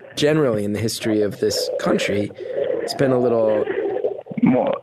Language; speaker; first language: English; native; English